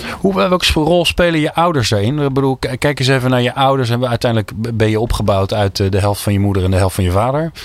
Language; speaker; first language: Dutch; native; Dutch